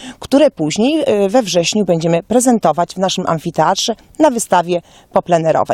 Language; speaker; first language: Polish; native; Polish